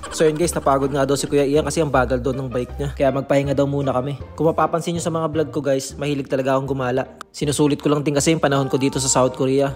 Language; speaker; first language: Filipino; native; Filipino